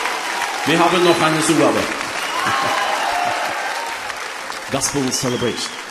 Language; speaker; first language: German; non-native, learner; Norwegian